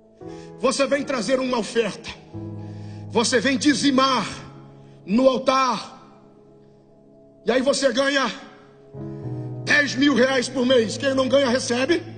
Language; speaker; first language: Portuguese; native; Portuguese